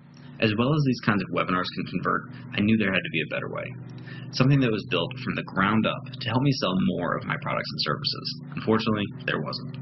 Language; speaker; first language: English; native; English